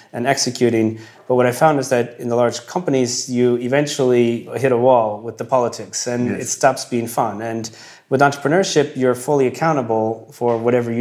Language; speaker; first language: English; native; English